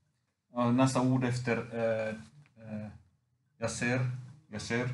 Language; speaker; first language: Swedish; non-native, fluent; Finnish